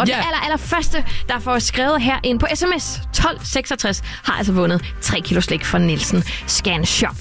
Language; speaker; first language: Danish; native; Danish